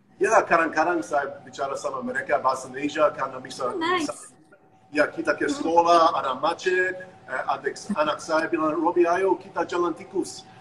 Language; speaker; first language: Indonesian; non-native, fluent; English